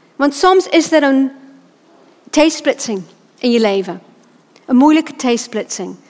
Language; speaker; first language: Dutch; non-native, fluent; English